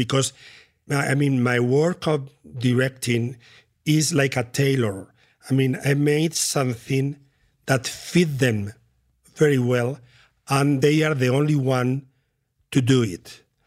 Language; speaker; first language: English; non-native, fluent; Spanish